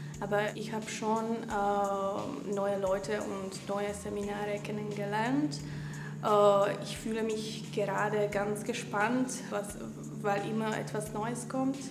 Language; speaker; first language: German; non-native, learner; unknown